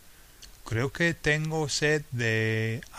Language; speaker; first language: Spanish; non-native, fluent; English